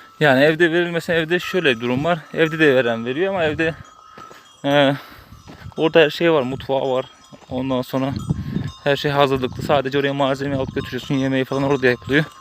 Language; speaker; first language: Turkish; native; Turkish